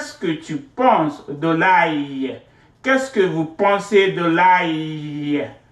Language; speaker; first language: French; non-native, fluent; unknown